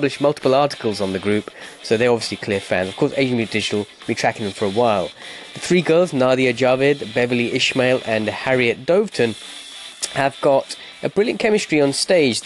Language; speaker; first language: English; native; English